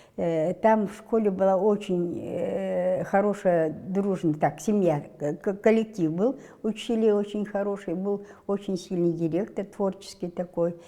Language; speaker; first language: Russian; non-native, local second language; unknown